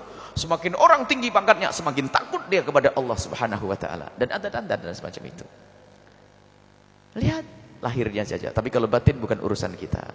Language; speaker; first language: Indonesian; native; Indonesian